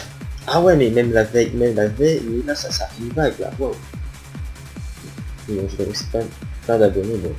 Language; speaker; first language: French; native; French